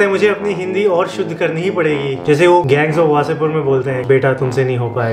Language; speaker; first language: Hindi; native; Hindi